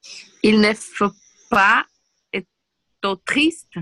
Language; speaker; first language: French; non-native, learner; Portuguese